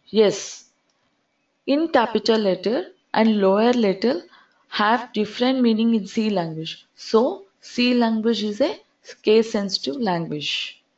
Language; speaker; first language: English; non-native, local second language; Telugu